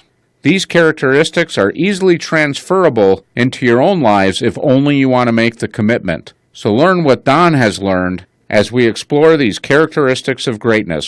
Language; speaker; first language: English; native; English